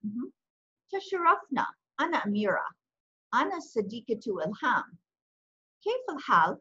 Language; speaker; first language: Arabic; non-native, fluent; English